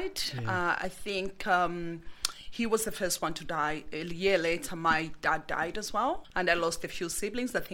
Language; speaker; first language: English; non-native, local second language; Bemba